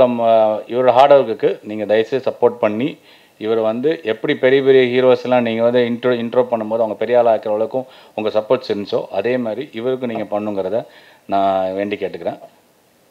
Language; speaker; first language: Tamil; native; Tamil